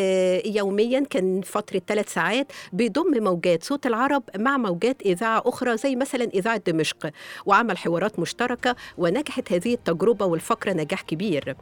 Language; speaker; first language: Arabic; native; Arabic